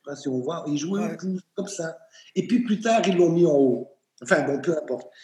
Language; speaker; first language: French; native; French